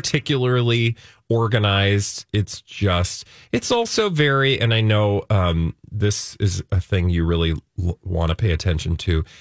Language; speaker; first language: English; native; English